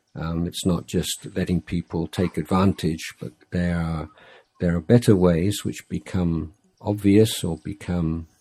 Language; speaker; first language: English; native; English